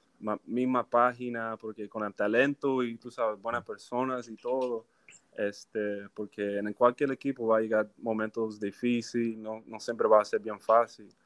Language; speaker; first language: Spanish; early bilingual, heritage; English